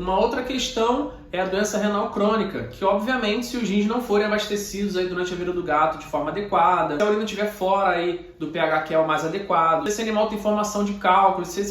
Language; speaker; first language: Portuguese; native; Portuguese